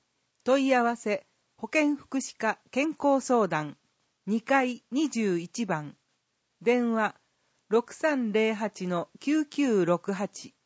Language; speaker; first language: Japanese; native; Japanese